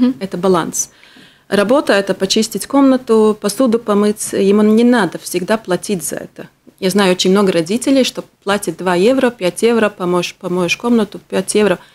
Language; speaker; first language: Russian; non-native, local second language; Latvian